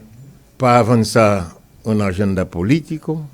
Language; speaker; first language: Spanish; non-native, fluent; Haitian Creole